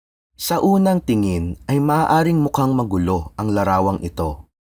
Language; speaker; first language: Filipino; native; Filipino